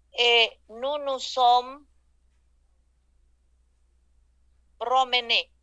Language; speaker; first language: French; non-native, fluent; Spanish